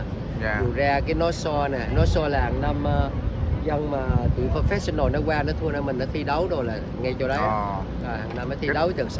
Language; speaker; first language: Vietnamese; native; Vietnamese